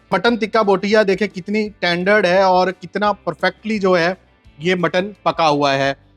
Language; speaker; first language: Urdu; native; Urdu